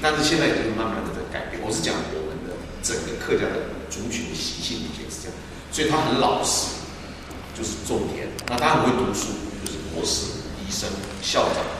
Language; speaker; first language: Chinese; non-native, local second language; Hakka Chinese